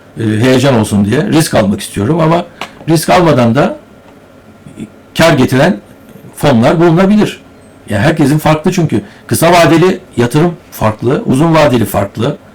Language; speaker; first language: Turkish; native; Turkish